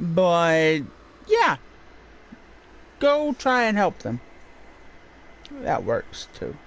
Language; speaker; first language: English; native; English